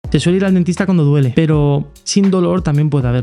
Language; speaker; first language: Spanish; native; Spanish